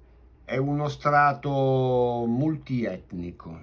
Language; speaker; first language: Italian; native; Italian